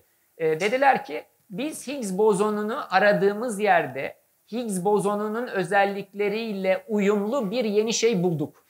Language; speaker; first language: Turkish; native; Turkish